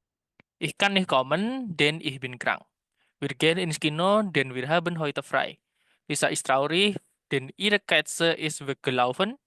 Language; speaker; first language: German; non-native, fluent; Indonesian